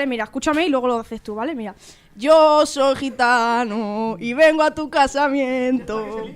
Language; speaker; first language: Spanish; native; Spanish